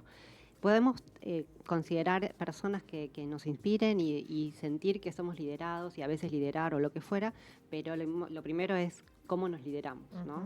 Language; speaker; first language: Spanish; native; Spanish